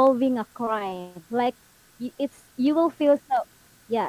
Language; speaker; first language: English; non-native, local second language; Filipino